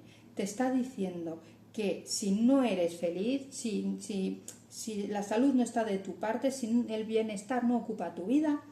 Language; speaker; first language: Spanish; native; Spanish